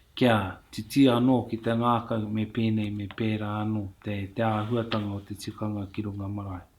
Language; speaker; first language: Māori; native; Māori